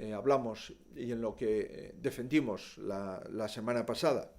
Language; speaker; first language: Spanish; native; Spanish